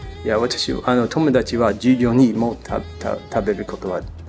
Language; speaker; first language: Japanese; non-native, learner; English